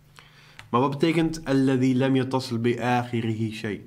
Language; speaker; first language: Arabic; non-native, fluent; Dutch